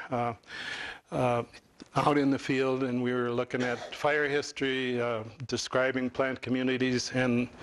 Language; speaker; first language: English; native; English